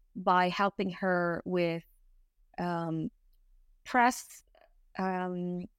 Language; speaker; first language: English; non-native, fluent; Indonesian